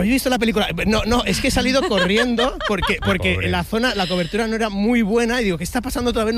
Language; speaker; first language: Spanish; native; Spanish